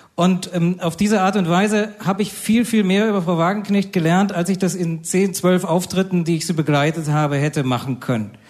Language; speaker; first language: German; native; German